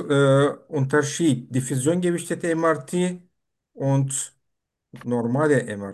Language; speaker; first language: German; non-native, learner; Turkish